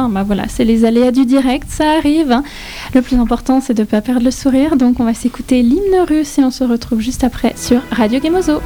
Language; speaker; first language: French; native; French